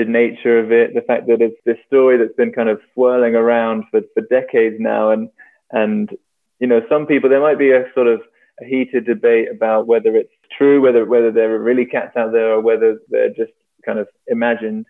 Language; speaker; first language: English; native; English